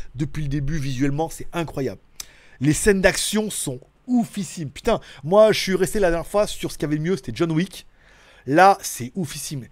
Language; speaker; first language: French; native; French